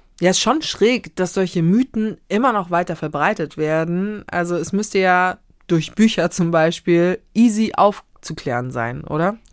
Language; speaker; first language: German; native; German